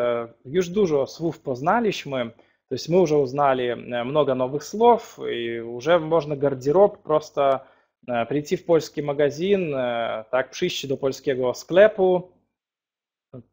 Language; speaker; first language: Polish; non-native, fluent; Russian